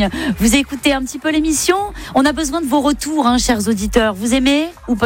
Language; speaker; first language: French; native; French